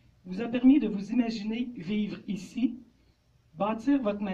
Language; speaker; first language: French; native; French